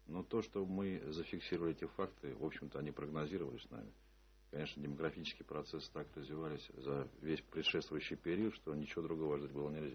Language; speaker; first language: Russian; native; Russian